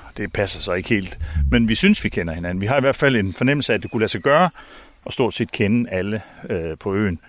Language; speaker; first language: Danish; native; Danish